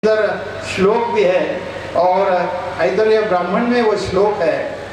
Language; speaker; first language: Hindi; non-native, local second language; Marathi